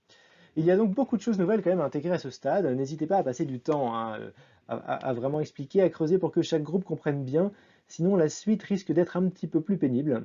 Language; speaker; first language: French; native; French